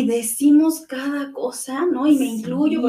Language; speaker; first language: Spanish; native; Spanish